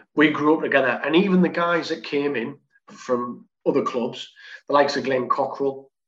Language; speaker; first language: English; native; English